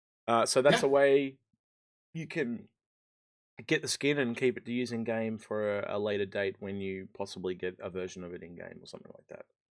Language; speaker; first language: English; native; English